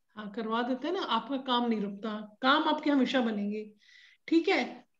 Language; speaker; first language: Hindi; native; Hindi